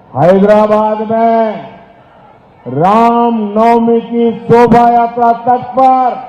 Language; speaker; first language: Hindi; non-native, local second language; Gujarati